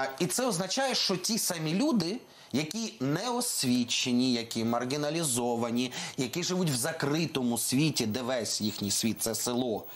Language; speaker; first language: Ukrainian; non-native, local second language; Russian